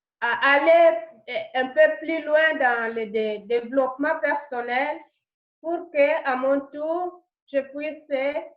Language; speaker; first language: French; non-native, learner; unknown